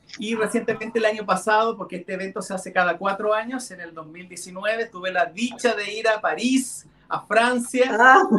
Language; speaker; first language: Spanish; non-native, local second language; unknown